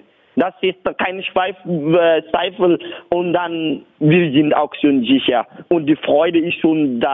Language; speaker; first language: German; non-native, learner; Bambara